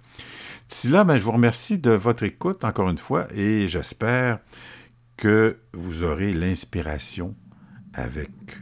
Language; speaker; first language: French; native; French